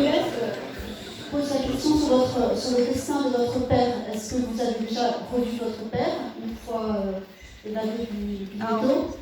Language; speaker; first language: French; native; French